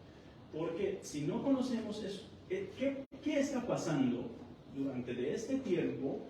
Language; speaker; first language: Spanish; non-native, fluent; Persian